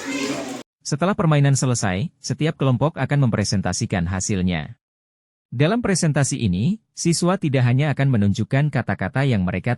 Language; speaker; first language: Indonesian; native; Indonesian